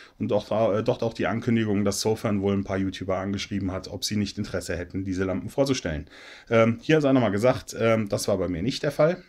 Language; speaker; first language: German; native; German